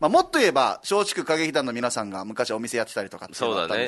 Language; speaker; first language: Japanese; native; Japanese